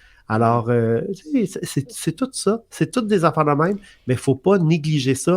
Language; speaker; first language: French; native; French